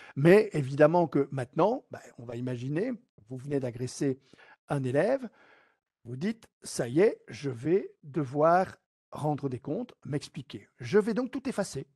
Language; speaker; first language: French; native; French